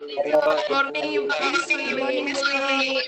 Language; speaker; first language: English; non-native, learner; Indonesian